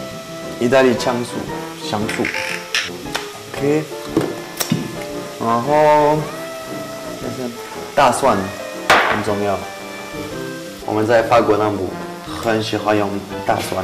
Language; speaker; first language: Chinese; non-native, fluent; French